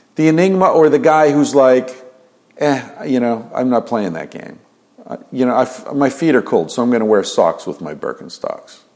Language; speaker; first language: English; native; English